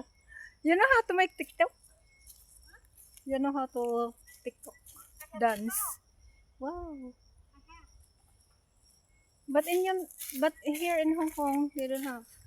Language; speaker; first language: English; non-native, learner; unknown